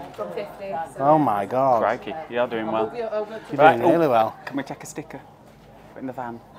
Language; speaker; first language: English; native; English